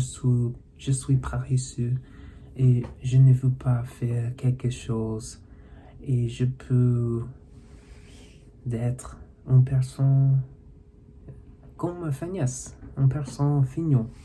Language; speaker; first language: French; non-native, learner; English